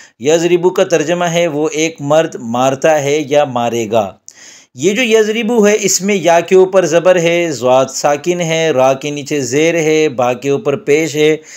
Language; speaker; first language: Urdu; native; Urdu